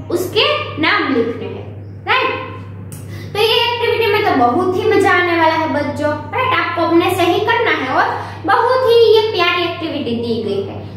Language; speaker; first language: Hindi; non-native, local second language; Gujarati